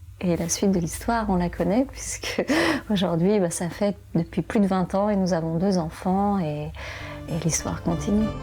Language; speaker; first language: French; native; French